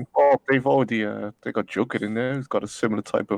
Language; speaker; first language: English; native; English